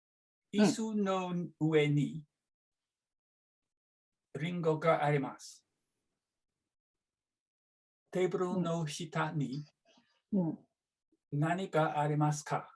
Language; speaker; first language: Japanese; non-native, learner; English